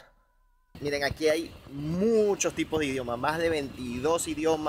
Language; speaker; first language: Spanish; native; Spanish